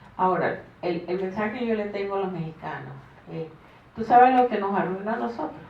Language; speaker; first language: Spanish; native; Spanish